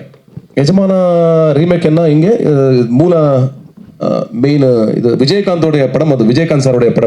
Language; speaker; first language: Tamil; non-native, learner; Kannada